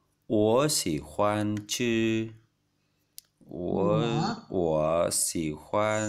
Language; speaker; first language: Chinese; non-native, fluent; Vietnamese